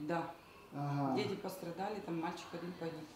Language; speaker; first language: Russian; native; Russian